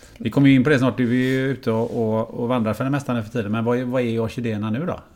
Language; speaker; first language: Swedish; native; Swedish